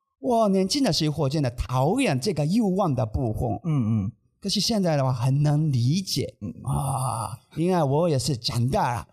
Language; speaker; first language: Chinese; non-native, fluent; Japanese